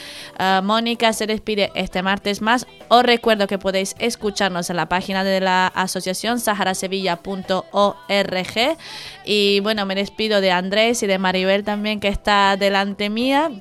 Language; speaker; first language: Spanish; native; Spanish